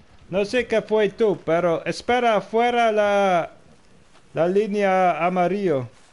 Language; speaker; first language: Spanish; non-native, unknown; Dutch